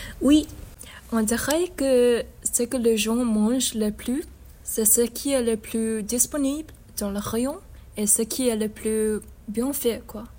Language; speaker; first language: French; non-native, fluent; Chinese